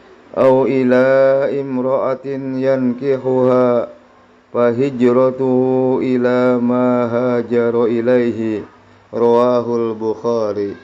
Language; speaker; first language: Indonesian; native; Indonesian